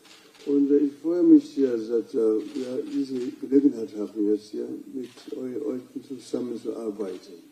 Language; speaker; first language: German; non-native, fluent; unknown